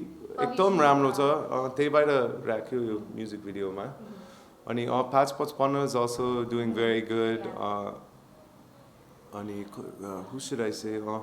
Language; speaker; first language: Nepali; non-native, learner; English